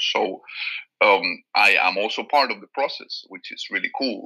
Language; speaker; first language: English; non-native, fluent; Catalan